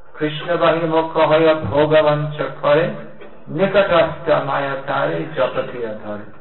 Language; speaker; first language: Bangla; non-native, fluent; English